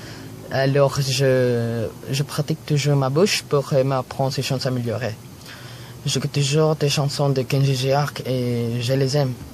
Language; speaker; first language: French; non-native, learner; Filipino